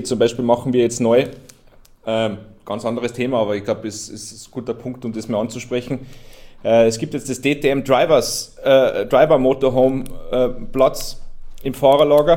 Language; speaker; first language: German; native; German